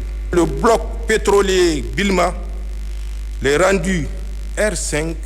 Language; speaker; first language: French; non-native, local second language; Hausa